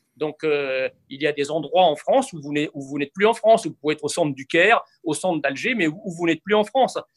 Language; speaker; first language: French; early bilingual, other home language; Arabic